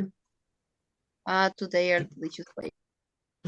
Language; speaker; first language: English; non-native, learner; Spanish